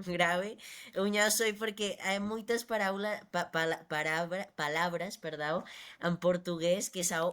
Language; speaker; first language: Portuguese; non-native, learner; Spanish